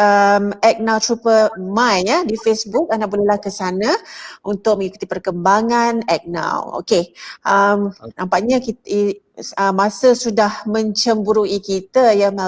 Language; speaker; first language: Malay; native; Malay